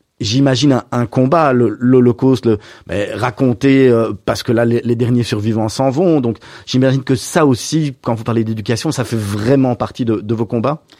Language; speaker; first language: French; native; French